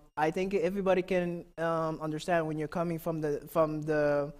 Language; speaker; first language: English; non-native, fluent; Papiamento